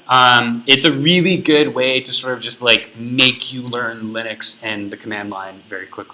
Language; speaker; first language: English; native; English